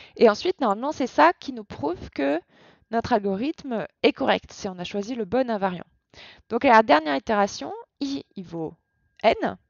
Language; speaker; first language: French; native; French